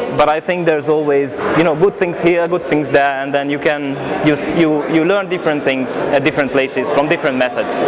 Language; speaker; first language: English; non-native, fluent; Hungarian